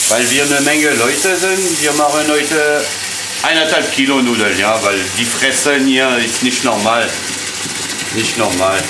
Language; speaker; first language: German; non-native, fluent; French